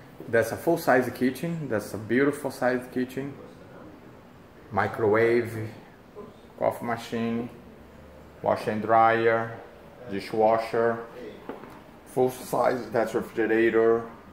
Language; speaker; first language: English; non-native, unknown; Portuguese